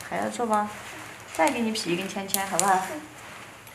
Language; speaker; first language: Chinese; native; Chinese